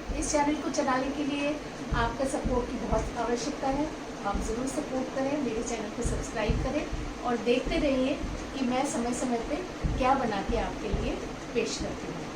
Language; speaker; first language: Hindi; non-native, local second language; Bangla